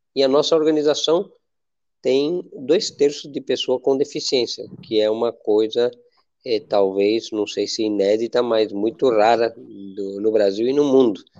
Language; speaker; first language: Portuguese; non-native, fluent; Spanish